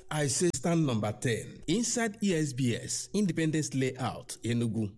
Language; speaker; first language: Nigerian Pidgin; non-native, local second language; Yoruba